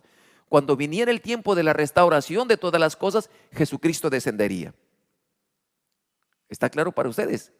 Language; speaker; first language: Spanish; native; Spanish